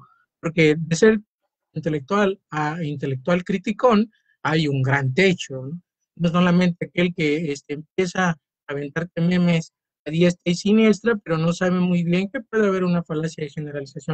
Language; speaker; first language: Spanish; native; Spanish